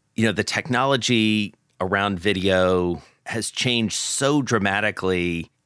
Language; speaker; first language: English; native; English